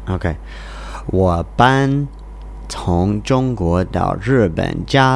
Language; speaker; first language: Chinese; non-native, learner; English